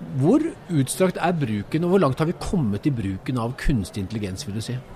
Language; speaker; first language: Norwegian; native; Norwegian